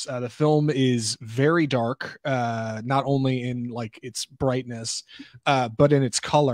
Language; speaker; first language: English; native; English